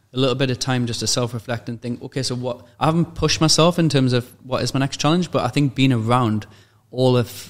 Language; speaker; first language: English; native; English